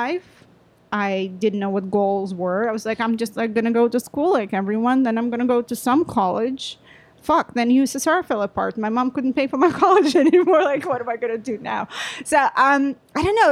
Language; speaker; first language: English; non-native, fluent; Russian